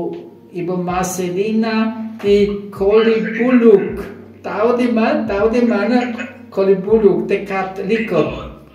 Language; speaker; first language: Indonesian; non-native, fluent; German